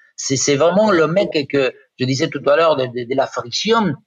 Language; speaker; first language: French; non-native, fluent; Spanish